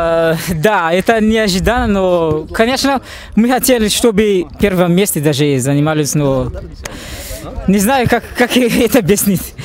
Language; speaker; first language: Russian; non-native, learner; French